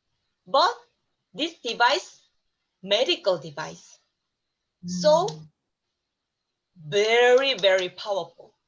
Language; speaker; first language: English; non-native, learner; Korean